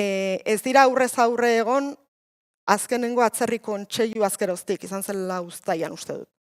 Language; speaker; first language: Basque; native; Basque